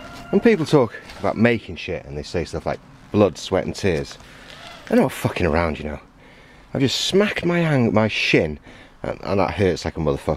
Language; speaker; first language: English; native; English